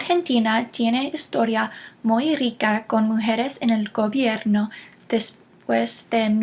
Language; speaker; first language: Spanish; non-native, learner; English